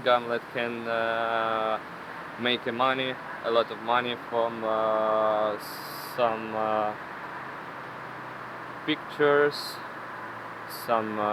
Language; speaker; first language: English; non-native, learner; Ukrainian